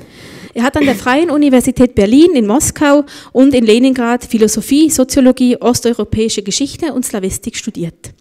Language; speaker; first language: German; native; German